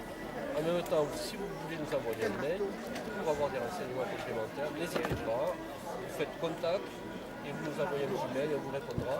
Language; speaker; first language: French; native; French